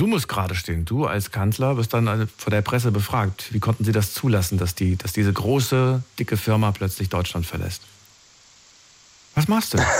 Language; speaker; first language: German; native; German